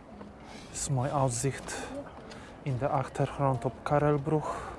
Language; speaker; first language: Dutch; non-native, learner; Polish